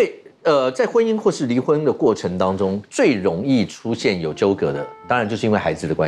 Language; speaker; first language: Chinese; native; Chinese